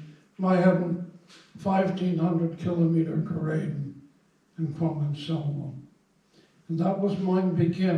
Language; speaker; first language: Dutch; non-native, fluent; English